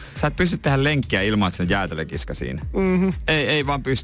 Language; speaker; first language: Finnish; native; Finnish